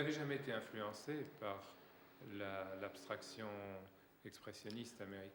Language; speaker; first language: French; native; French